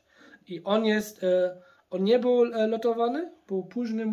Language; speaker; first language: Polish; early bilingual, heritage; German